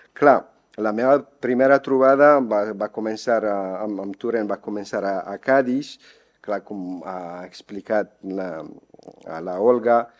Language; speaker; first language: Catalan; non-native, fluent; Persian